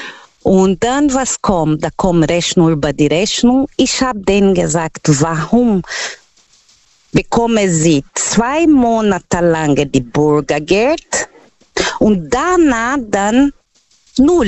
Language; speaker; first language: German; non-native, fluent; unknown